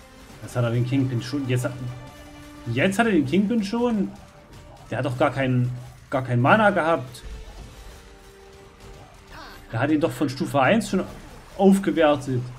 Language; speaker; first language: German; native; German